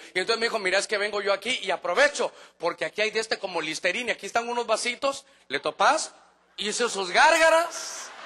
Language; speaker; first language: Spanish; native; Spanish